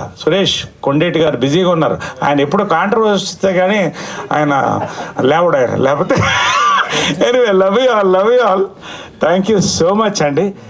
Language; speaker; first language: Telugu; native; Telugu